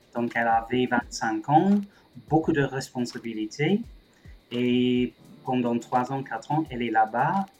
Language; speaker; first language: French; non-native, fluent; English